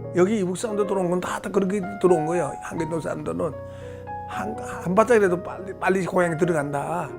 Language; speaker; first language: Korean; native; Korean